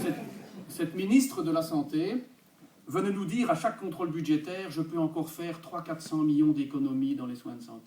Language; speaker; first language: French; native; French